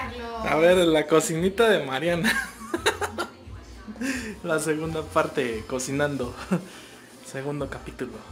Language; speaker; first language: Spanish; native; Spanish